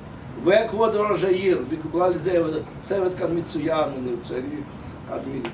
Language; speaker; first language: Hebrew; non-native, fluent; Russian